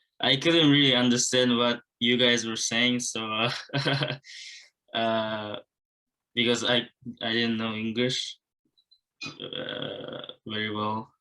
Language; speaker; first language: English; non-native, learner; Japanese